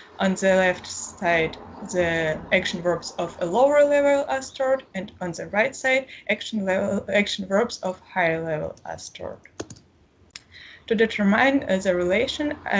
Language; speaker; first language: English; non-native, fluent; Ukrainian